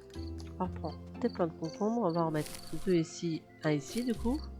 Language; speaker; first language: French; native; French